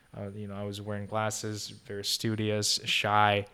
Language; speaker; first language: English; non-native, fluent; Chinese